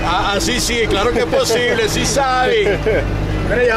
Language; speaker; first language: Spanish; native; Spanish